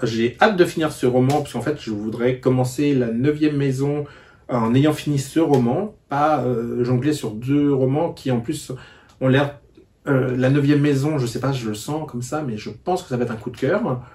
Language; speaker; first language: French; native; French